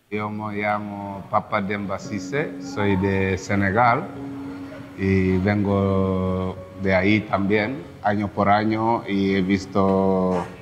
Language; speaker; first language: Spanish; non-native, fluent; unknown